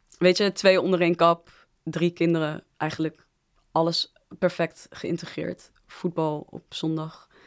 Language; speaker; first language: Dutch; native; Dutch